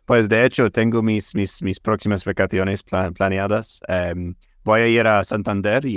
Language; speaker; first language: Spanish; non-native, fluent; English